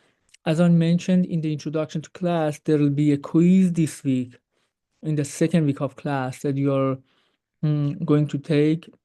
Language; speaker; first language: English; non-native, fluent; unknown